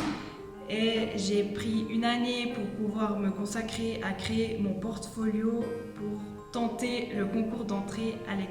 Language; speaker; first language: French; native; French